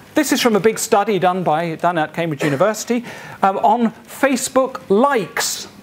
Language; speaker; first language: English; native; English